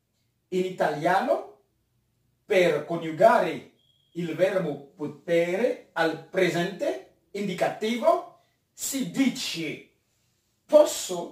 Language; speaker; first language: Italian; non-native, fluent; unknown